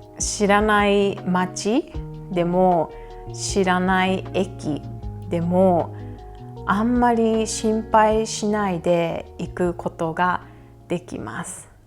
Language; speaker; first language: Japanese; native; Japanese